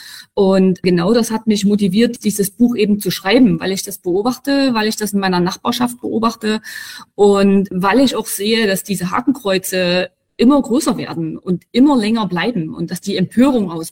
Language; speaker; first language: German; native; German